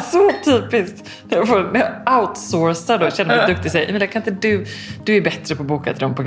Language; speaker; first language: Swedish; native; Swedish